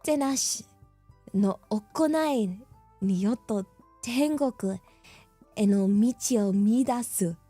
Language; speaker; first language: Japanese; non-native, learner; English